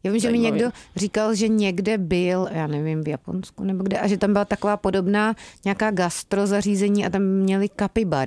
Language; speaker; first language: Czech; native; Czech